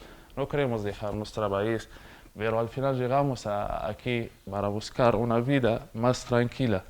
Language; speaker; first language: Spanish; non-native, learner; Arabic